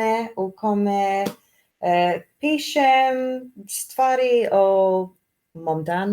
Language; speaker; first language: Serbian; non-native, learner; English